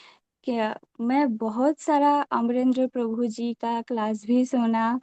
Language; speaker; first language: Hindi; non-native, local second language; Bangla